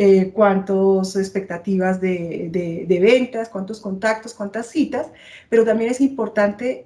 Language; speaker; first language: Spanish; native; Spanish